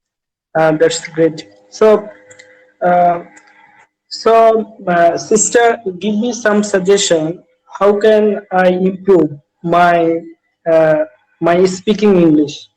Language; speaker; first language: English; non-native, learner; Bangla